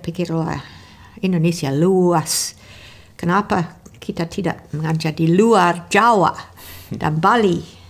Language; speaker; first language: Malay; non-native, fluent; English